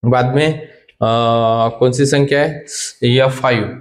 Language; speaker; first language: Hindi; non-native, local second language; Marathi